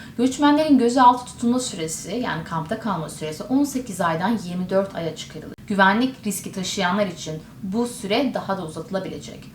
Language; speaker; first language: Turkish; native; Turkish